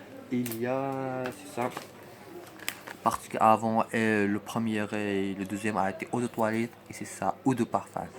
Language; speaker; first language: French; non-native, learner; Arabic